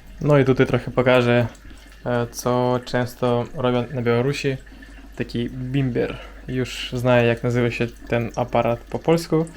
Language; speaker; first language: Polish; non-native, learner; Russian